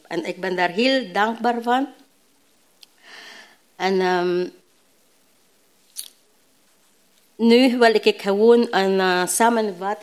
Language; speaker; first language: Dutch; non-native, learner; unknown